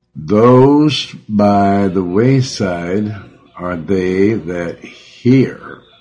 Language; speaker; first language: English; native; English